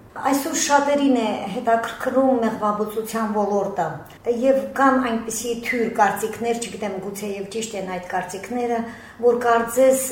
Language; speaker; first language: Armenian; native; Armenian